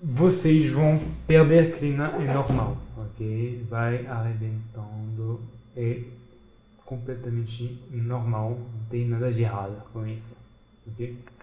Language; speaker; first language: Portuguese; non-native, fluent; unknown